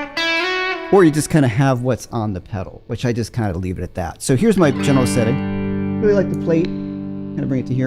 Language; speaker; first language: English; native; English